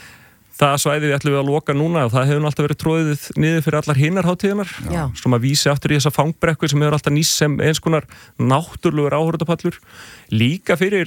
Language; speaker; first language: Icelandic; native; Icelandic